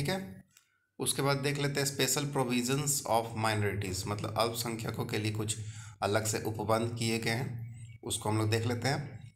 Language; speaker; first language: Hindi; native; Hindi